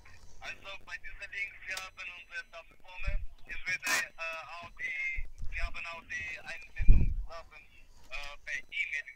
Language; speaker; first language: German; non-native, learner; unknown